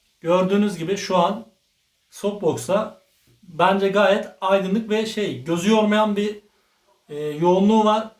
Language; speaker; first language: Turkish; native; Turkish